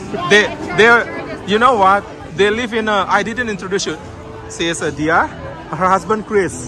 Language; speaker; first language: English; non-native, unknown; Indonesian